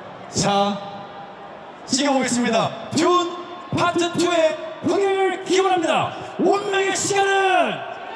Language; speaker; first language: Korean; native; Korean